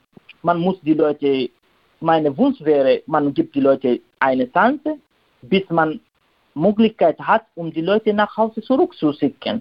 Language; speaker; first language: German; non-native, learner; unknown